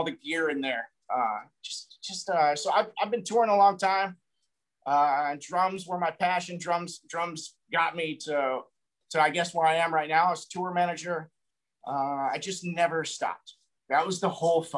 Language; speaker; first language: English; native; English